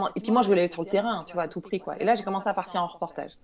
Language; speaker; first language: French; native; French